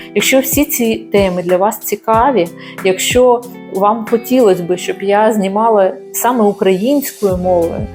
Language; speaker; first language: Ukrainian; non-native, local second language; Russian